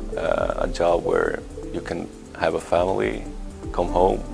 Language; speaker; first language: English; non-native, fluent; Swedish